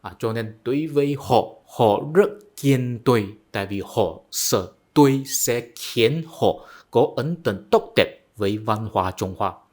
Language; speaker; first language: Vietnamese; non-native, fluent; Chinese